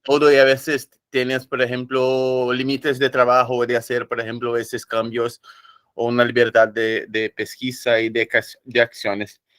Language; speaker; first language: Spanish; non-native, fluent; Portuguese